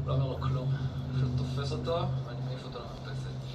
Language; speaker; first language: Hebrew; native; Hebrew